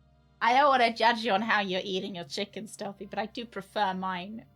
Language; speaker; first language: English; native; English